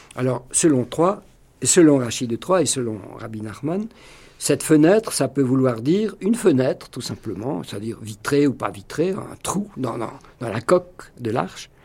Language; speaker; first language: French; native; French